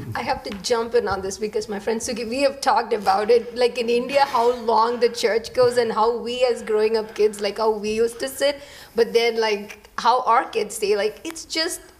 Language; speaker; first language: English; non-native, local second language; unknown